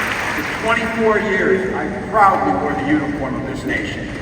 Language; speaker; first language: English; native; English